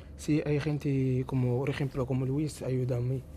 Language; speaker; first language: Spanish; non-native, learner; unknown